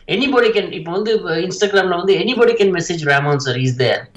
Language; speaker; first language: Tamil; native; Tamil